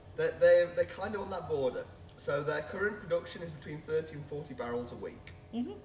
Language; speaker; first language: English; native; English